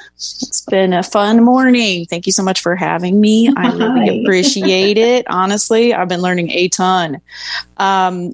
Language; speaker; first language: English; native; English